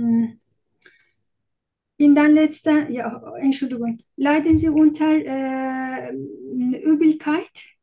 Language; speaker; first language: German; non-native, learner; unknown